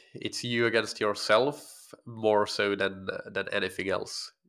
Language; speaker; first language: English; non-native, fluent; Swedish